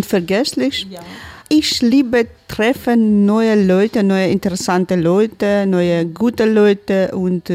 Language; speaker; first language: German; non-native, learner; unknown